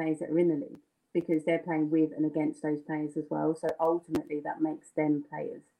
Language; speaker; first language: English; native; English